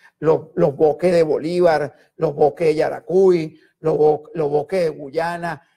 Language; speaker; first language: Spanish; native; Spanish